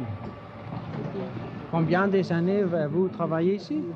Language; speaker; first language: French; non-native, learner; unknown